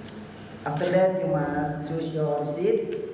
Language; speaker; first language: English; non-native, learner; Indonesian